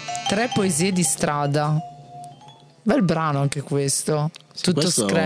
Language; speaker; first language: Italian; native; Italian